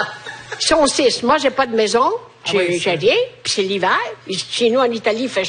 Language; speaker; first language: French; native; French